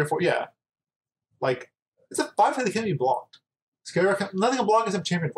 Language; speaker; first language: English; native; English